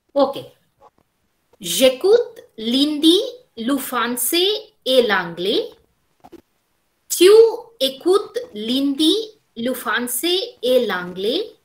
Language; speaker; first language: French; non-native, learner; Hindi